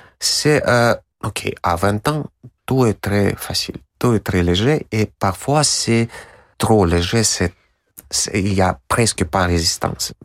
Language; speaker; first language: French; non-native, learner; Russian